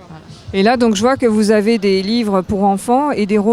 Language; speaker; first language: French; native; French